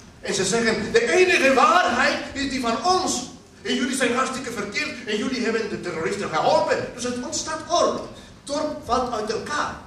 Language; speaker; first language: Dutch; non-native, fluent; Spanish